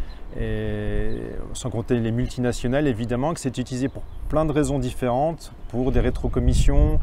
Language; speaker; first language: French; native; French